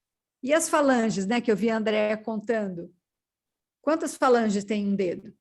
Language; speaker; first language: Portuguese; native; Portuguese